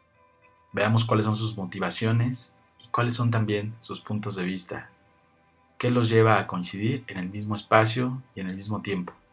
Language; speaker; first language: Spanish; native; Spanish